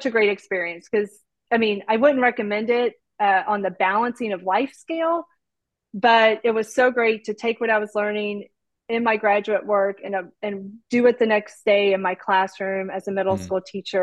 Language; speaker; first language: English; native; English